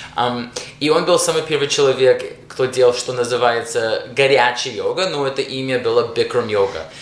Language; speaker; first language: Russian; non-native, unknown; English